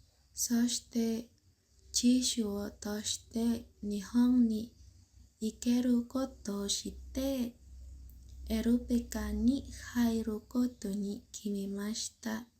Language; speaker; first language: Japanese; non-native, learner; Indonesian